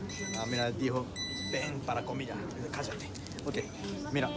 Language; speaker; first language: Spanish; non-native, learner; Japanese